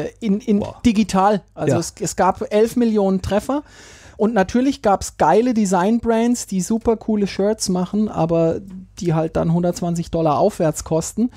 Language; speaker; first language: German; native; German